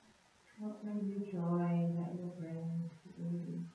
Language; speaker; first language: English; native; English